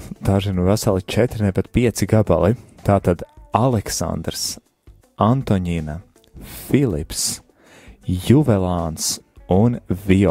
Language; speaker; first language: Latvian; native; Latvian